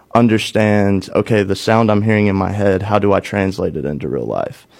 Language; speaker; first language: English; native; English